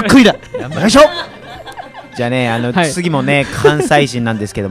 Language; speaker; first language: Japanese; native; Japanese